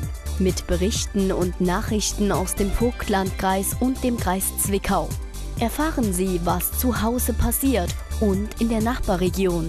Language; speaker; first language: German; native; German